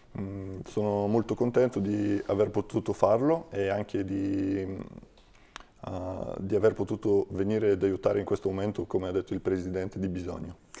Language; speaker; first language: Italian; non-native, fluent; Bulgarian